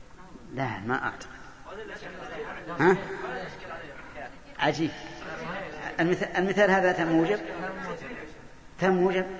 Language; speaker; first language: Arabic; native; Arabic